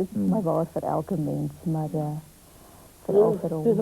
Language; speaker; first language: Afrikaans; native; Afrikaans